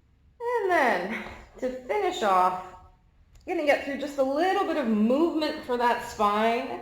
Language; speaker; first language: English; native; English